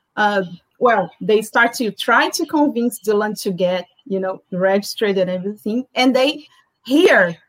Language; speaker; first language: English; non-native, fluent; Portuguese